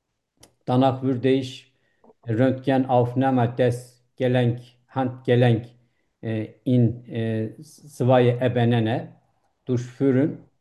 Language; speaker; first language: German; non-native, learner; Turkish